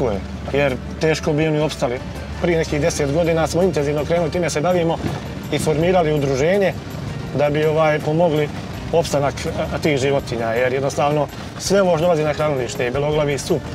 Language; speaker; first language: Croatian; native; Croatian